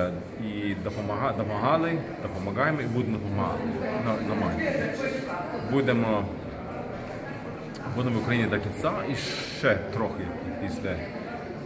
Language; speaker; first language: Ukrainian; non-native, learner; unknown